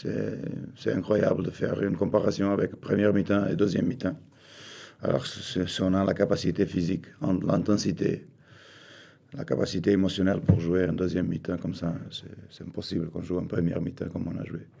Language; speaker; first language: French; non-native, fluent; Portuguese